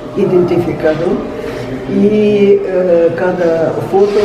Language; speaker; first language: Spanish; non-native, fluent; Russian